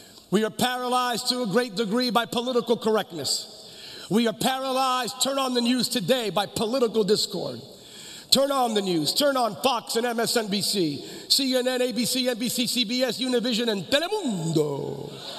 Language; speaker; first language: English; early bilingual, other home language; Spanish